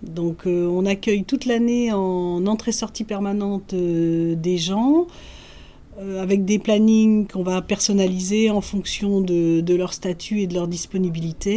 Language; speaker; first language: French; native; French